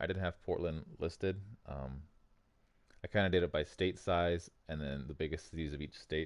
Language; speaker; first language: English; native; English